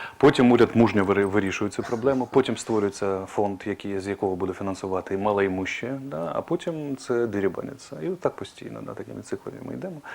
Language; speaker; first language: Ukrainian; non-native, local second language; Russian